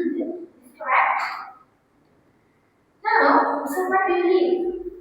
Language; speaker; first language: English; non-native, fluent; Indonesian